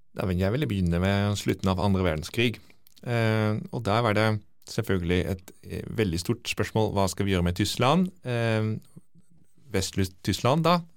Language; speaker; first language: Norwegian; non-native, fluent; Dutch